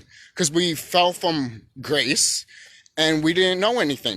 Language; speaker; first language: English; native; English